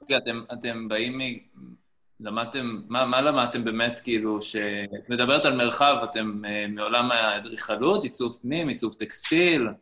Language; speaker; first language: Hebrew; native; Hebrew